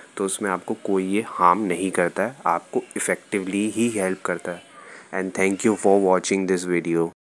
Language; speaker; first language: Hindi; native; Hindi